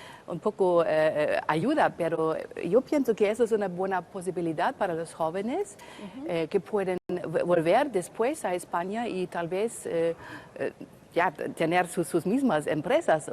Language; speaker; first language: Spanish; non-native, fluent; German